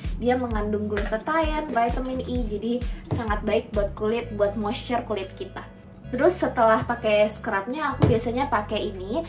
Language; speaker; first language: Indonesian; native; Indonesian